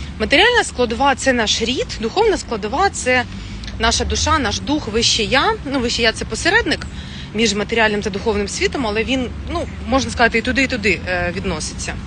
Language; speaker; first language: Ukrainian; non-native, local second language; Russian